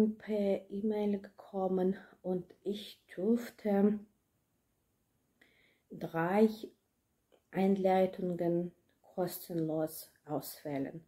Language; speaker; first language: German; non-native, learner; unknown